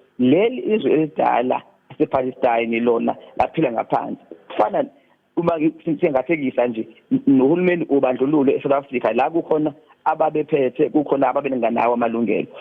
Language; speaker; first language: Zulu; native; Zulu